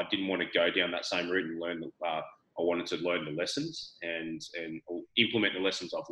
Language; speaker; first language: English; native; English